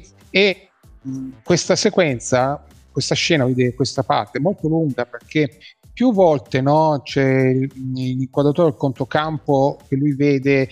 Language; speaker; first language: Italian; native; Italian